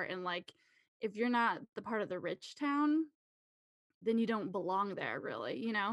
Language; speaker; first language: English; native; English